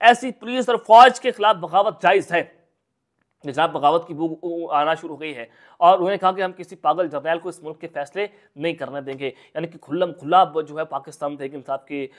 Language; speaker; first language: Urdu; non-native, local second language; Punjabi